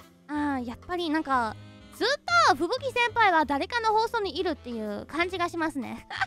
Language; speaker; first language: Japanese; non-native, fluent; German